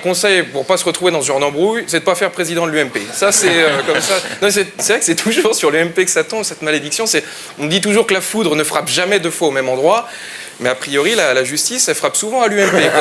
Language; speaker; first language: French; native; French